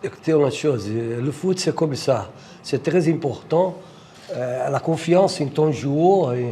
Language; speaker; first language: French; non-native, fluent; Portuguese